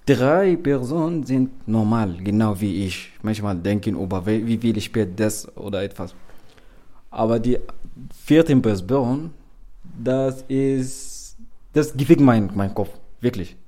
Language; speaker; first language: German; non-native, learner; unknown